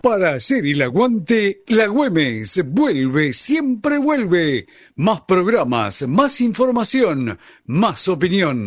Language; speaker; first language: Spanish; native; Spanish